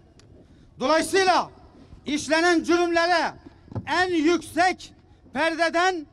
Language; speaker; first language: Turkish; native; Turkish